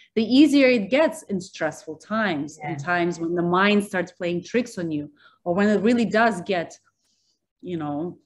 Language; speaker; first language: English; early bilingual, other home language; Russian